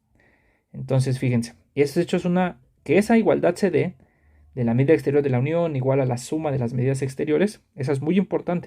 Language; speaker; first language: Spanish; native; Spanish